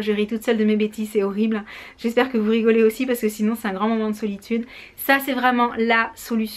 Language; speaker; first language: French; native; French